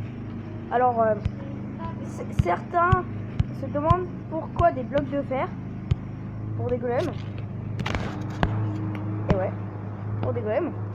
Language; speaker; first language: French; native; French